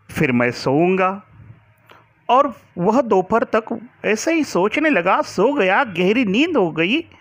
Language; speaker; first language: Hindi; non-native, local second language; Marathi